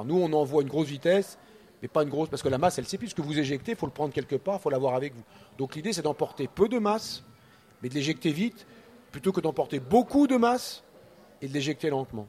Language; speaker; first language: French; native; French